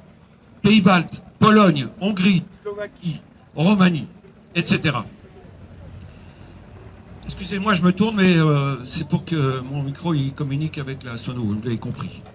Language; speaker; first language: French; native; French